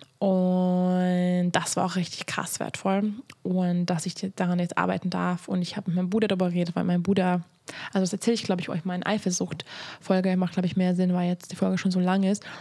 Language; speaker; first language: German; non-native, fluent; Hungarian